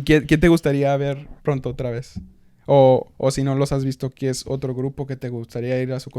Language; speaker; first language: Spanish; early bilingual, heritage; Spanish